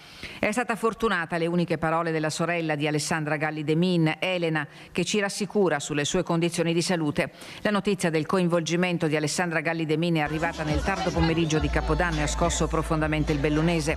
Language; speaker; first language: Italian; native; Italian